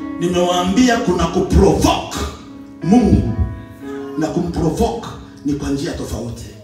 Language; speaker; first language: Swahili; native; Swahili